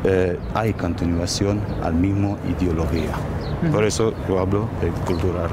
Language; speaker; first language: Spanish; non-native, learner; Armenian